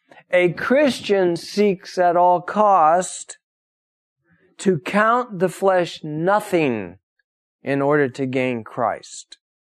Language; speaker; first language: English; native; English